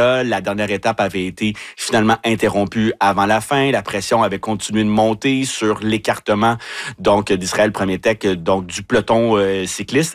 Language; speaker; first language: French; native; French